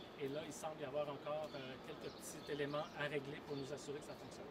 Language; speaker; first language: French; native; French